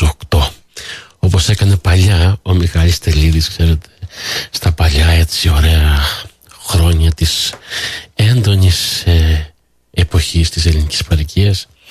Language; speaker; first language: Greek; native; Greek